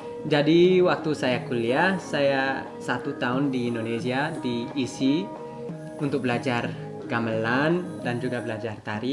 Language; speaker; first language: Indonesian; early bilingual, heritage; English